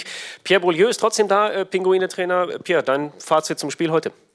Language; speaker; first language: German; native; German